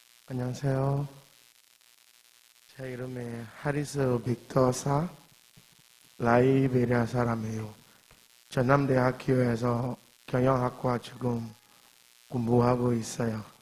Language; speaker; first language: Korean; non-native, learner; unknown